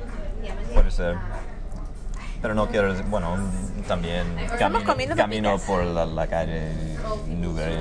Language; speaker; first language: Spanish; non-native, fluent; English